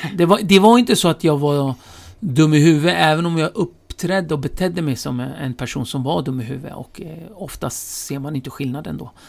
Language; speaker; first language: Swedish; early bilingual, other home language; Kurdish